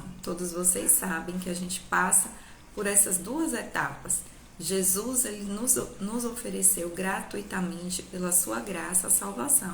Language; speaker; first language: Portuguese; native; Portuguese